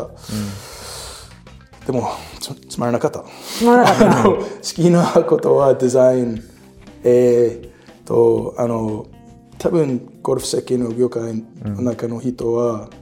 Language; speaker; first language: Japanese; non-native, learner; English